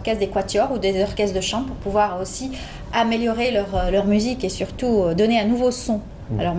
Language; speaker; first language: French; native; French